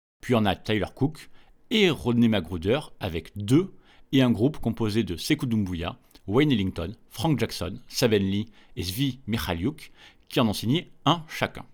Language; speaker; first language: French; native; French